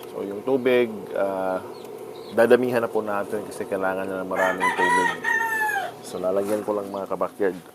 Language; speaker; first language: Filipino; non-native, local second language; Cebuano